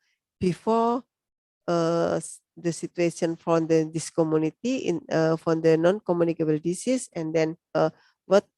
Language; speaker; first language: English; non-native, learner; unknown